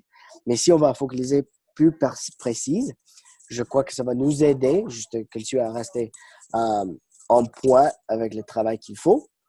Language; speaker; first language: French; non-native, fluent; English